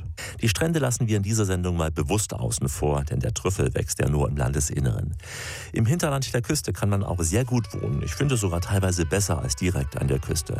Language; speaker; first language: German; native; German